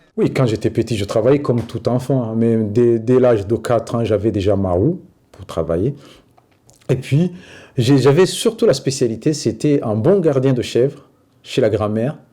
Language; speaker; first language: French; non-native, local second language; Rundi